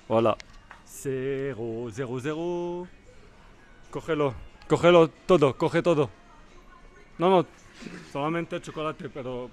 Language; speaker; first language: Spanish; non-native, learner; French